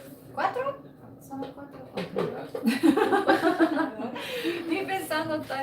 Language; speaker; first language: Spanish; non-native, learner; English